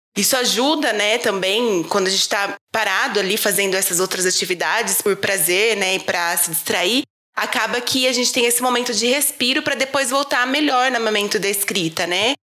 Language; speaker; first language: Portuguese; native; Portuguese